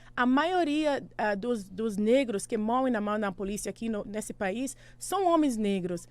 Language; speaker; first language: Portuguese; non-native, fluent; English